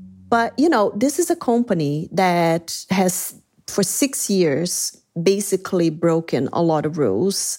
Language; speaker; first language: English; non-native, fluent; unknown